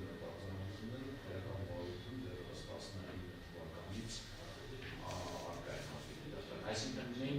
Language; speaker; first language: Armenian; native; Armenian